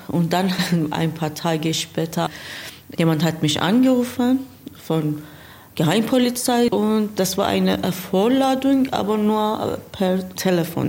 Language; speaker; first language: German; non-native, learner; Persian